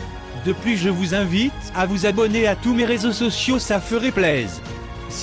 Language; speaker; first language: French; native; French